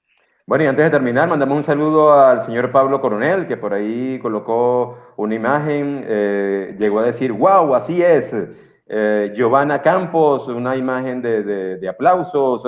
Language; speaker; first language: Spanish; native; Spanish